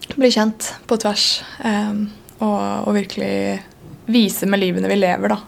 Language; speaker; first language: Norwegian; native; Norwegian